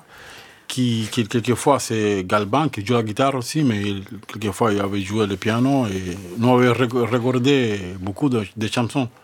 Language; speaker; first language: French; non-native, learner; Spanish